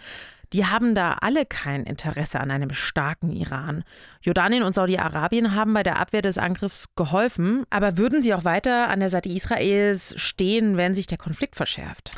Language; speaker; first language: German; native; German